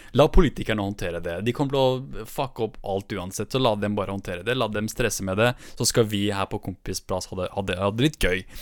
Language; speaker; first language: Norwegian; early bilingual, other home language; Kurdish